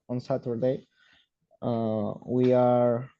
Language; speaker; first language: English; non-native, learner; Spanish